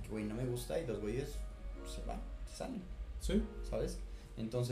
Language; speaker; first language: Spanish; native; Spanish